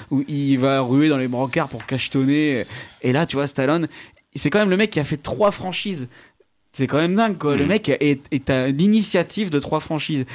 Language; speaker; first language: French; native; French